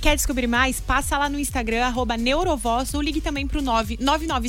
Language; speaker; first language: Portuguese; native; Portuguese